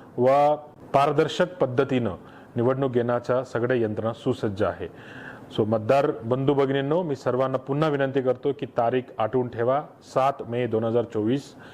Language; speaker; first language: Marathi; non-native, local second language; Tamil